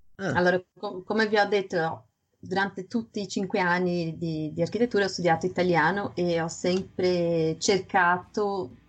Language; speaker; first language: Italian; non-native, fluent; Portuguese